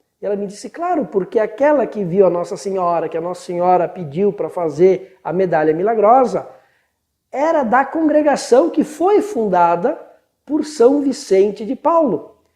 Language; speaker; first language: Portuguese; native; Portuguese